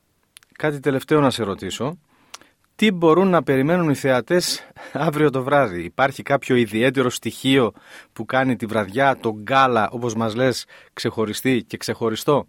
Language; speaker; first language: Greek; native; Greek